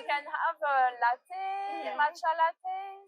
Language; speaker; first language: English; non-native, learner; French